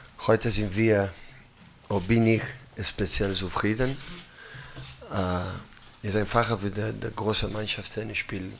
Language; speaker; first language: German; non-native, learner; Catalan